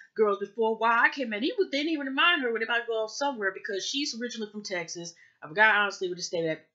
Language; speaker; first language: English; native; English